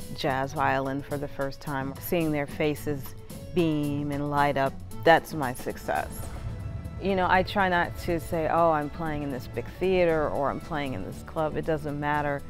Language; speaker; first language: English; native; English